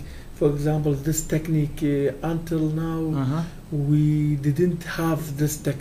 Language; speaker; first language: English; non-native, learner; Kurdish